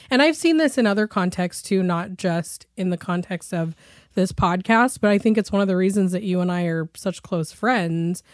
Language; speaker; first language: English; native; English